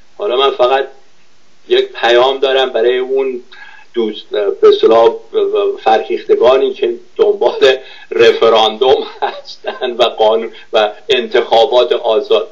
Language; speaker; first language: Persian; native; Persian